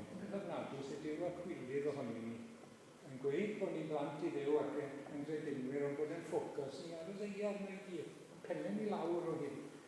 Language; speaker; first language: Welsh; native; Welsh